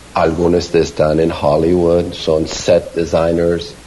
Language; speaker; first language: Spanish; early bilingual, heritage; Spanish